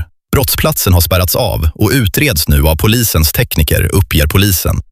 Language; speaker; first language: Swedish; native; Swedish